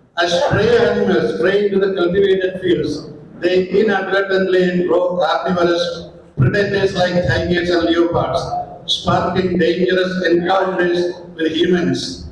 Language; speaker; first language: English; non-native, local second language; Malayalam